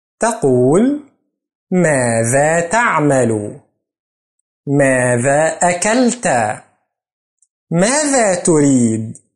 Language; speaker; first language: Arabic; non-native, fluent; Indonesian